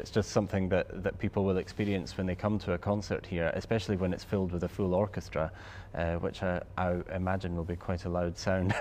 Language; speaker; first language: English; native; English